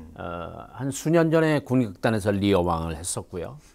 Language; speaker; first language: Korean; native; Korean